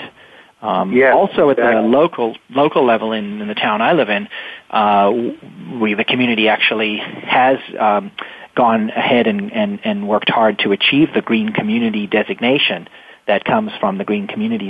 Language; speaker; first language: English; native; English